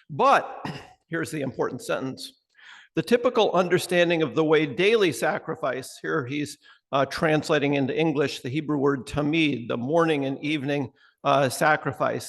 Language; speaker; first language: English; native; English